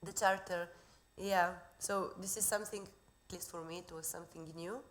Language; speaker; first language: English; non-native, fluent; Slovenian